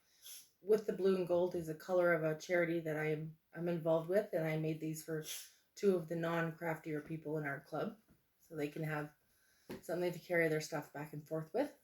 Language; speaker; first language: English; native; English